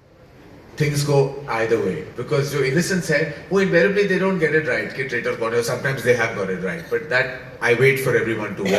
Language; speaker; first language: English; non-native, local second language; Hindi